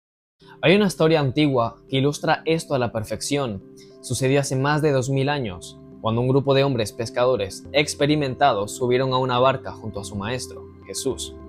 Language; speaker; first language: Spanish; native; Spanish